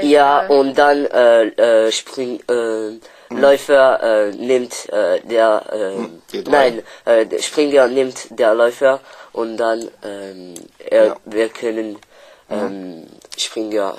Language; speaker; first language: German; non-native, learner; French